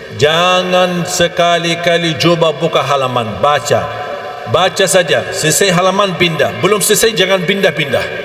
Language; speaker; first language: Malay; non-native, fluent; Arabic